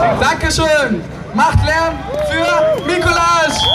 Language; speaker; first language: German; native; German